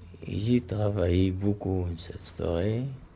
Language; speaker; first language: French; non-native, local second language; Arabic